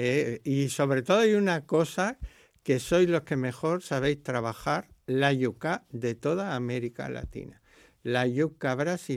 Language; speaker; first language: Spanish; native; Spanish